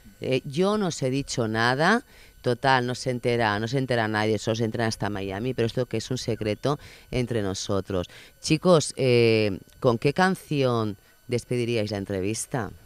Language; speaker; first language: Spanish; non-native, local second language; Catalan